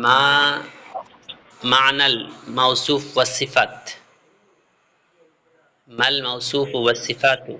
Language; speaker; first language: Arabic; non-native, fluent; Bangla